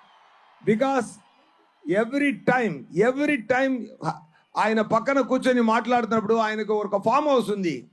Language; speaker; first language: Telugu; non-native, fluent; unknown